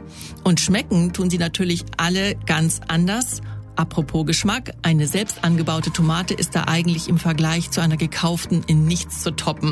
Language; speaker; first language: German; native; German